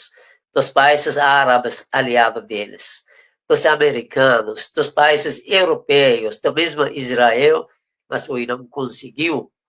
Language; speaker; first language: Portuguese; non-native, fluent; Persian